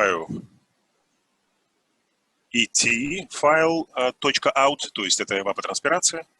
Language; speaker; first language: Russian; native; Russian